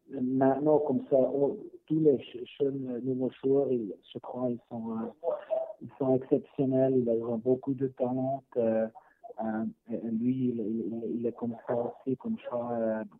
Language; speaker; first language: French; non-native, learner; Swiss German